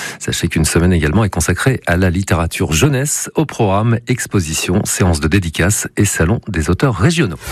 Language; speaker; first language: French; native; French